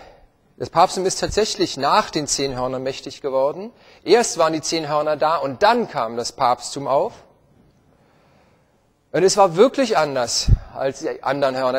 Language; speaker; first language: German; native; German